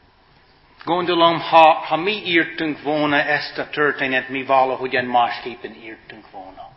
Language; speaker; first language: Hungarian; non-native, fluent; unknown